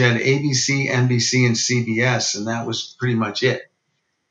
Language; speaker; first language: English; native; English